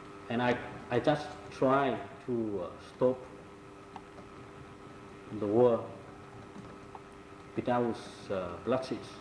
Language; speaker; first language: English; non-native, fluent; Vietnamese